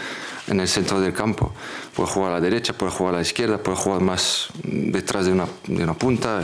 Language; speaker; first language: Spanish; non-native, fluent; French